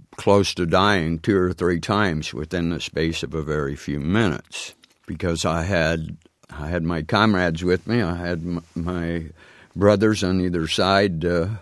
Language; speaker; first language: English; native; English